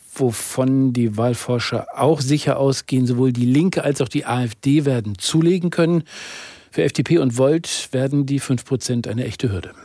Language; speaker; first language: German; native; German